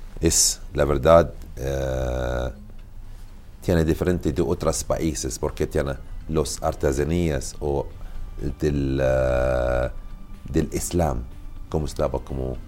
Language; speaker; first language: Spanish; non-native, learner; Arabic